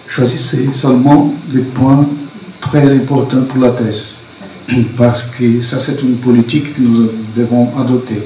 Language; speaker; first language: French; non-native, fluent; Portuguese